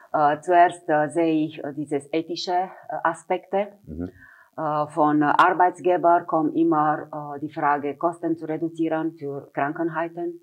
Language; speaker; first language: German; non-native, fluent; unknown